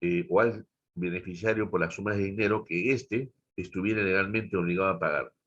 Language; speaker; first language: Spanish; native; Spanish